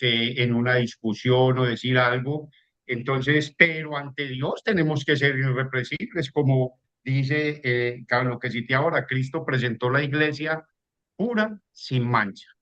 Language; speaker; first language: Spanish; native; Spanish